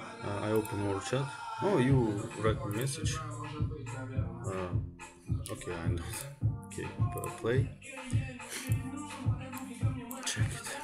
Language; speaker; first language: English; non-native, learner; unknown